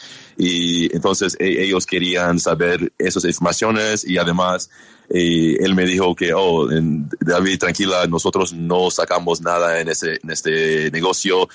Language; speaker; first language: Spanish; non-native, learner; English